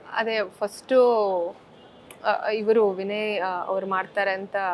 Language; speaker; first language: Kannada; early bilingual, heritage; Kannada